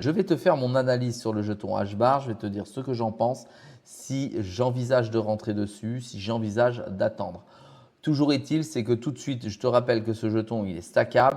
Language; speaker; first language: French; native; French